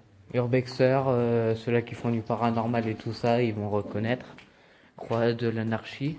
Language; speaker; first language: French; native; French